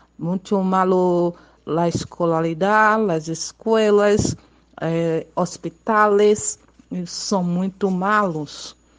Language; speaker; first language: Spanish; non-native, fluent; Portuguese